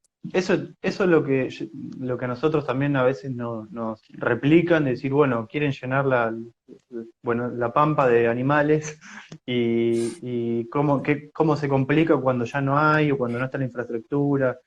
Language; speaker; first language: Spanish; native; Spanish